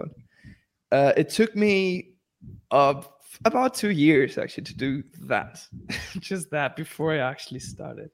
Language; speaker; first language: English; non-native, fluent; Spanish